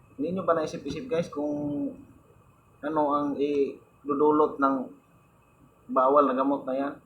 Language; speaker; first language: Filipino; non-native, local second language; Cebuano